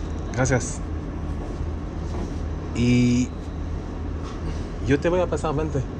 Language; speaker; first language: Spanish; non-native, fluent; French